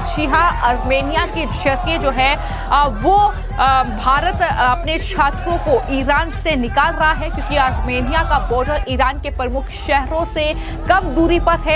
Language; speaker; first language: Hindi; native; Hindi